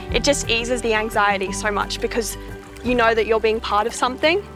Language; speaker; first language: English; native; English